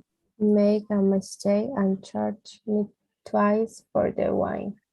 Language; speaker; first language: English; non-native, learner; Portuguese